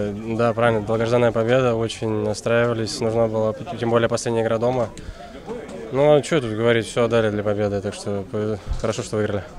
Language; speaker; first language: Russian; native; Russian